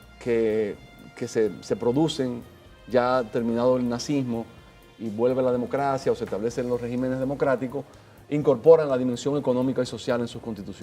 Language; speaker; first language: Spanish; native; Spanish